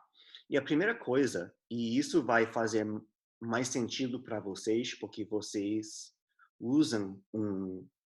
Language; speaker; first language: Portuguese; non-native, fluent; English